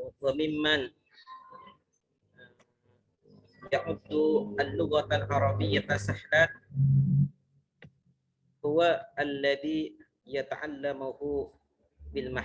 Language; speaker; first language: Arabic; non-native, fluent; Malay